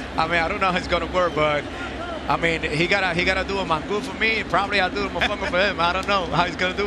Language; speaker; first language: English; non-native, local second language; Spanish